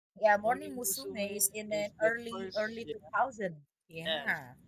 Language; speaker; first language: English; non-native, fluent; Indonesian